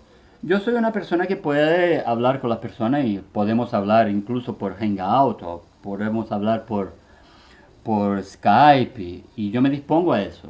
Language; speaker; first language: Spanish; early bilingual, heritage; Spanish